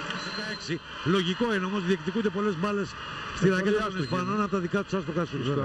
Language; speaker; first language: Greek; native; Greek